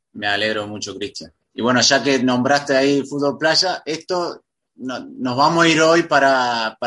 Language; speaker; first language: Spanish; native; Spanish